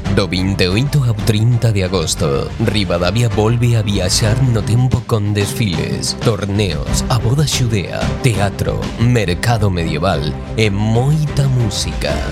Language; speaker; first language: Galician; native; Galician